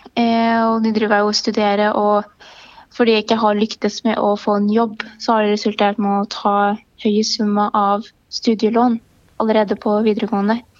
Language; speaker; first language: Norwegian; early bilingual, other home language; Arabic